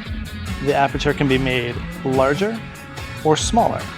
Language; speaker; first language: English; native; English